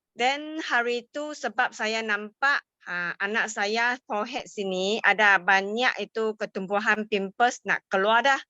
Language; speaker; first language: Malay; non-native, local second language; Chinese